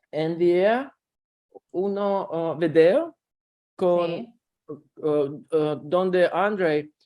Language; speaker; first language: Spanish; non-native, learner; Russian